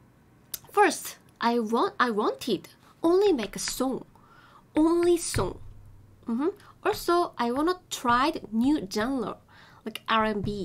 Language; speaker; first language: English; non-native, learner; Korean